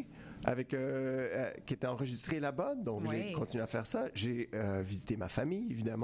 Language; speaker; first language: French; native; French